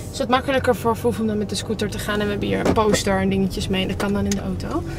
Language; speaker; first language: Dutch; early bilingual, other home language; Russian